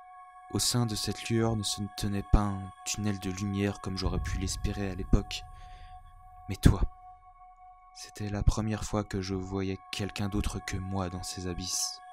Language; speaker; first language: French; native; French